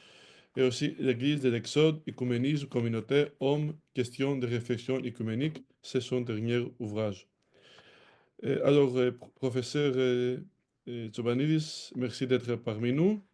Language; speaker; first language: French; non-native, fluent; Greek